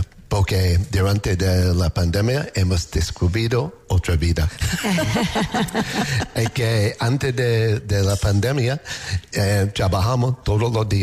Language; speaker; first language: Spanish; non-native, learner; English